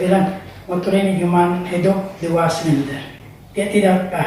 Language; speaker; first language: Indonesian; non-native, learner; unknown